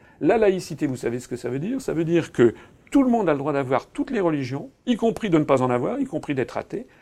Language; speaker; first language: French; native; French